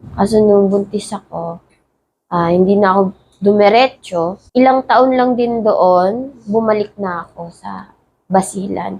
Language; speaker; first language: Filipino; native; Filipino